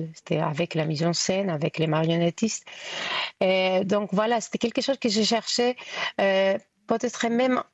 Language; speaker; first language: French; non-native, fluent; Greek